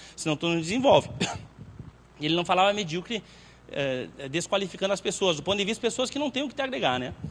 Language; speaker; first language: Portuguese; native; Portuguese